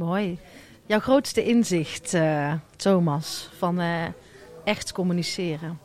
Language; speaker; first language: Dutch; native; Dutch